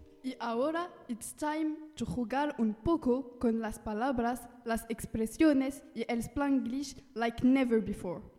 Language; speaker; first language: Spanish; non-native, learner; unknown